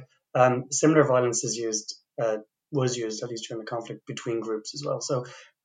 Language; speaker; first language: English; native; English